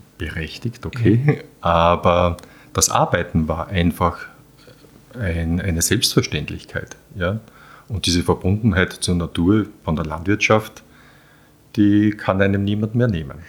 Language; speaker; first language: German; native; German